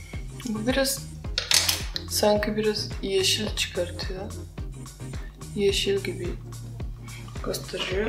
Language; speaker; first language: Turkish; non-native, fluent; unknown